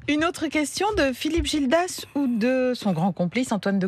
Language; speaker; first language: French; native; French